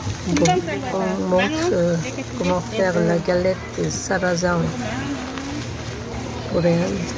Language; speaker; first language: French; non-native, fluent; Korean